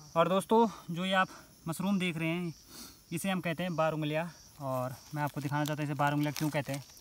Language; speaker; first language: Hindi; native; Hindi